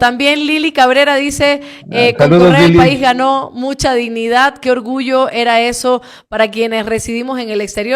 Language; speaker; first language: Spanish; native; Spanish